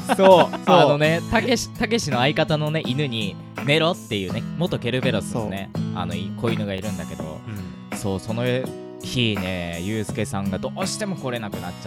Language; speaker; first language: Japanese; native; Japanese